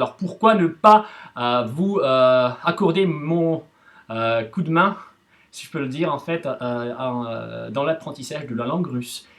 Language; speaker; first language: French; non-native, fluent; Russian